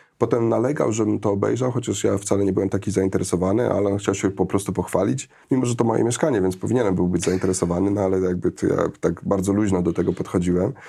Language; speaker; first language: Polish; early bilingual, heritage; Polish